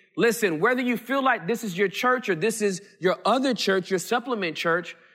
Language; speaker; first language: English; early bilingual, other home language; Yoruba